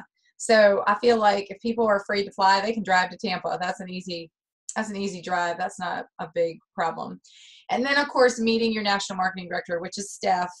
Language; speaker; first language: English; native; English